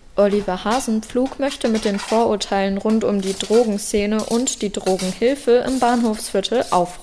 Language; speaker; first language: German; native; German